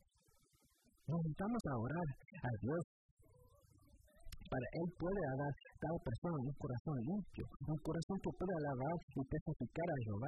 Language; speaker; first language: Spanish; early bilingual, heritage; English